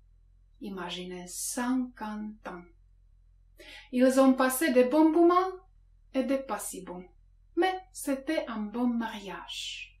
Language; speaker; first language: French; non-native, fluent; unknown